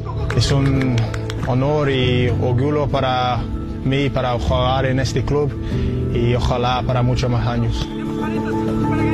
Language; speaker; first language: Spanish; non-native, learner; English